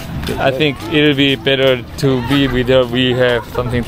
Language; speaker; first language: English; non-native, learner; Korean